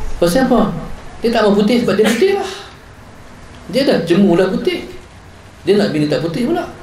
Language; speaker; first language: Malay; native; Malay